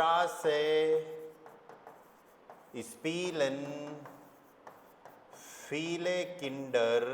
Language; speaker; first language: German; non-native, fluent; Hindi